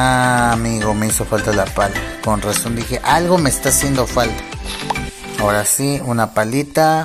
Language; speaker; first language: Spanish; native; Spanish